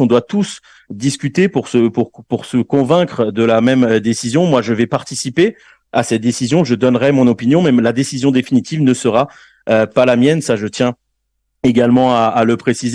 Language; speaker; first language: French; non-native, fluent; Spanish